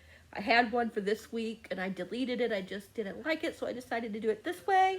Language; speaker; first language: English; native; English